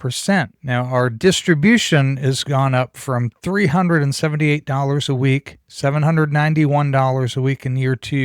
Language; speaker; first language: English; native; English